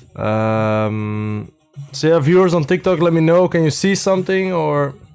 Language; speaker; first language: English; non-native, fluent; Dutch